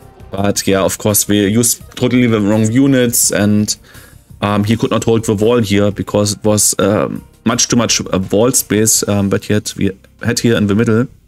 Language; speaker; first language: English; non-native, fluent; German